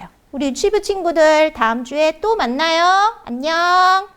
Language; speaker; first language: Korean; native; Korean